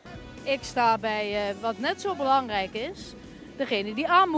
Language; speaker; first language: Dutch; native; Dutch